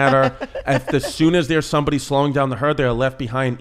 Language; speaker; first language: English; native; English